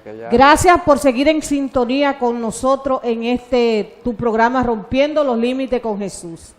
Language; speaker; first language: Spanish; native; Spanish